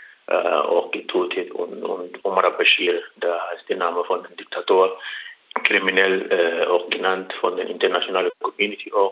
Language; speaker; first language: German; non-native, learner; Arabic